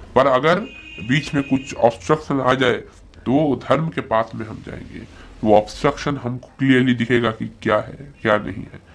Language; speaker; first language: Hindi; non-native, local second language; Bangla